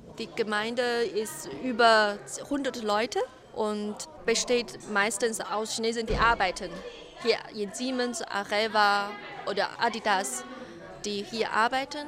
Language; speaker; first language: German; non-native, fluent; Chinese